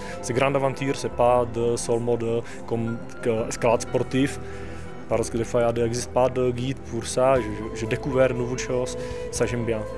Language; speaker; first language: French; non-native, learner; Czech